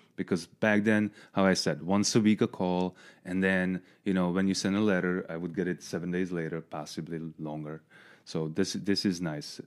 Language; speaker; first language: English; non-native, fluent; Czech